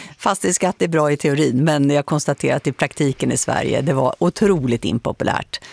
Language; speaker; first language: Swedish; native; Swedish